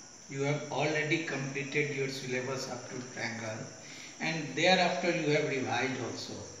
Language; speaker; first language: English; non-native, local second language; Hindi